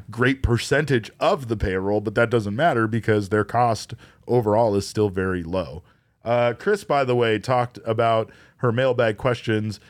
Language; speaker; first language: English; native; English